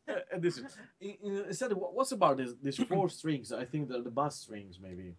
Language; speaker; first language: English; non-native, learner; Italian